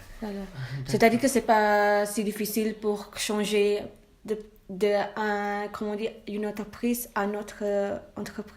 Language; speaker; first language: French; non-native, learner; Malay